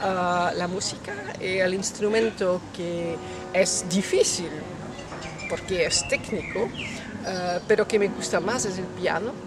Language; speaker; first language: Spanish; non-native, learner; French